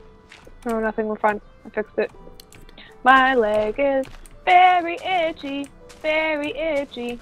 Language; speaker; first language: English; native; English